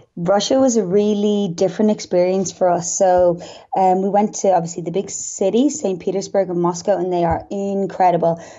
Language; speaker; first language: English; native; English